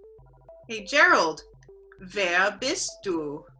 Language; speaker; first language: German; non-native, learner; English